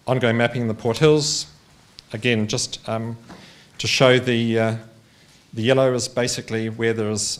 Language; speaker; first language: English; native; English